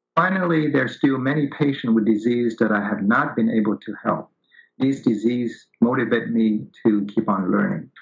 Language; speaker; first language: English; early bilingual, other home language; Vietnamese